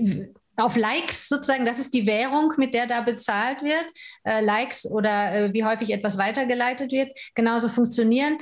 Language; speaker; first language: German; native; German